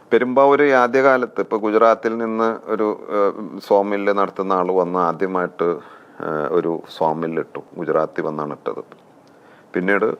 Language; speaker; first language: Malayalam; native; Malayalam